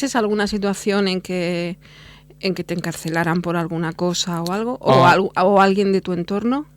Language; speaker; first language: Spanish; native; Spanish